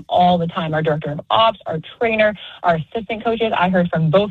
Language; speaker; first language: English; native; English